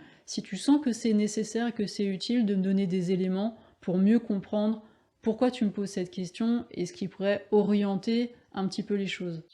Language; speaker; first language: French; native; French